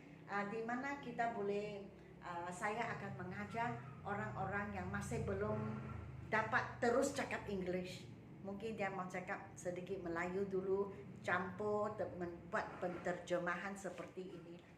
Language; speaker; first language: Indonesian; non-native, local second language; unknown